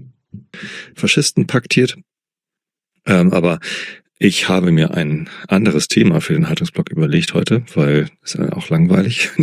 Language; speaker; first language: German; native; German